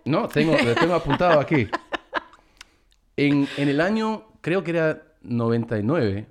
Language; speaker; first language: Spanish; early bilingual, heritage; Spanish